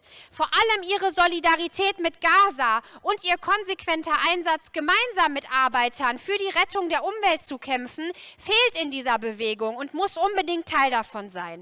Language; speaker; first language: German; native; German